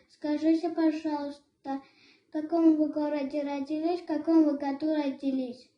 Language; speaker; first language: Russian; non-native, local second language; Azerbaijani